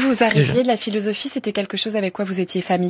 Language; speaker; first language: French; native; French